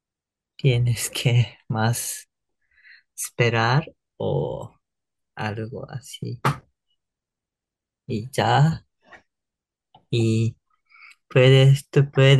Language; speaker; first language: Spanish; non-native, learner; Japanese